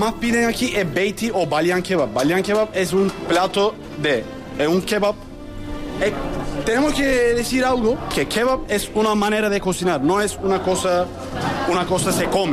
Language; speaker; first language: Spanish; non-native, learner; Turkish